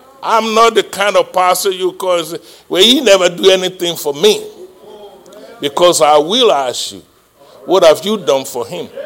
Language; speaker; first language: English; non-native, local second language; Yoruba